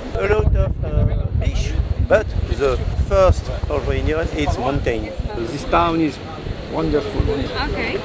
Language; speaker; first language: English; non-native, learner; French